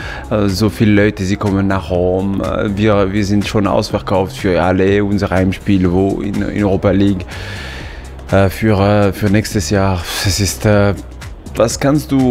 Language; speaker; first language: German; non-native, fluent; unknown